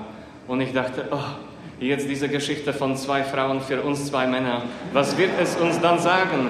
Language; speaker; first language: German; non-native, fluent; Slovak